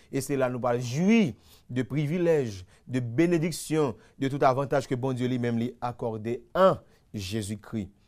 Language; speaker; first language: French; non-native, local second language; Haitian Creole